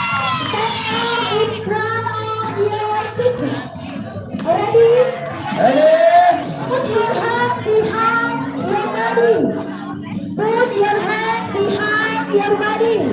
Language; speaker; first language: English; non-native, learner; Indonesian